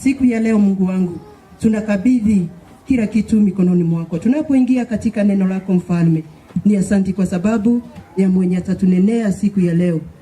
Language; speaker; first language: Swahili; non-native, local second language; Kikuyu